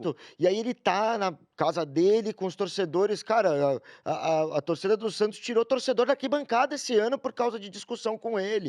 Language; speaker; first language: Portuguese; native; Portuguese